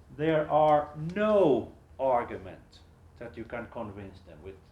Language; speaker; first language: English; non-native, fluent; Finnish